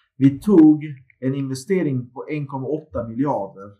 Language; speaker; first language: Swedish; early bilingual, other home language; Turkish